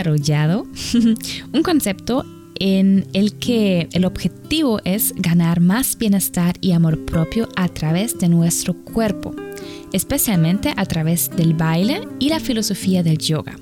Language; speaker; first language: Spanish; non-native, fluent; German